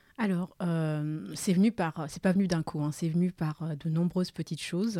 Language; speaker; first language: French; early bilingual, other home language; Malagasy